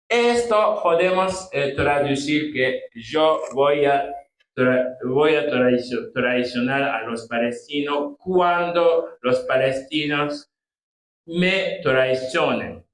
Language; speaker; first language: Spanish; non-native, fluent; Japanese